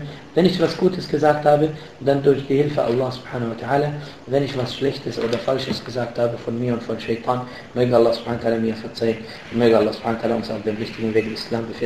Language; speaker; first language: German; non-native, fluent; Arabic